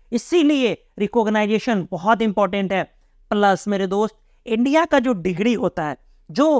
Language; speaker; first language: Hindi; native; Hindi